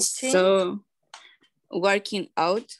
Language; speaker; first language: English; non-native, learner; Spanish